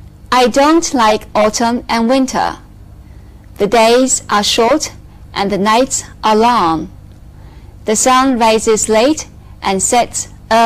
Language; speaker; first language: English; non-native, fluent; Chinese